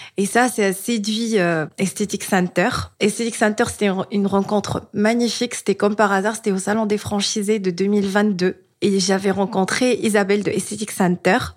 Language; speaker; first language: French; non-native, local second language; Arabic